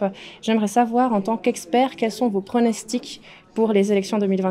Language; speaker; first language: French; native; French